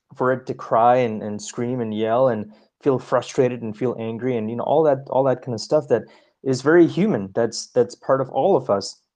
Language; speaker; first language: English; early bilingual, other home language; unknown